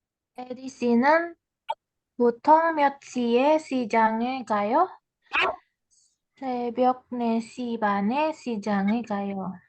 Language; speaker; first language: Korean; non-native, learner; Indonesian